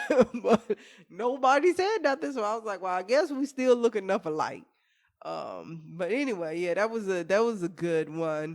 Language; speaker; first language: English; native; English